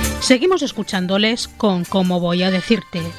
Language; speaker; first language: Spanish; native; Spanish